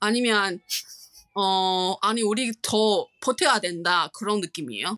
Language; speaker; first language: Korean; non-native, fluent; Chinese